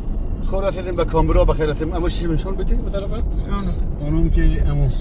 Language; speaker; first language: Persian; native; Persian